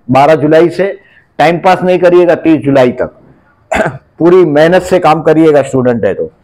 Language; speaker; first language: Hindi; native; Hindi